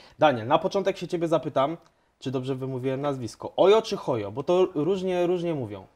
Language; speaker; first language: Polish; native; Polish